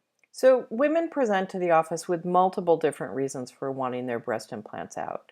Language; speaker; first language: English; native; English